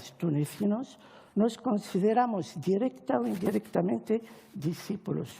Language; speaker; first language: Spanish; non-native, fluent; Arabic